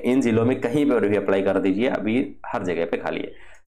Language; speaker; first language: Hindi; native; Hindi